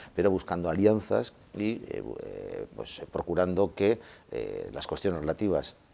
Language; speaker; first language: Spanish; non-native, local second language; Basque